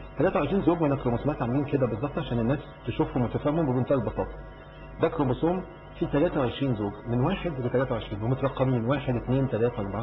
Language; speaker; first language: Arabic; native; Arabic